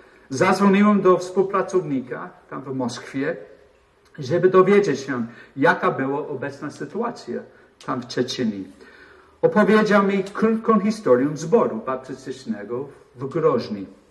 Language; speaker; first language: Polish; non-native, fluent; English